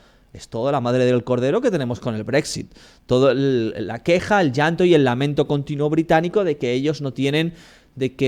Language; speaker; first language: Spanish; native; Spanish